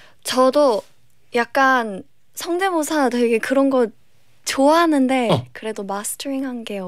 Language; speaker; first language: Korean; early bilingual, other home language; English